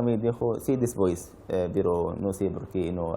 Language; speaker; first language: Spanish; non-native, learner; Arabic